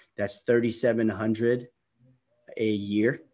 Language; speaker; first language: English; native; English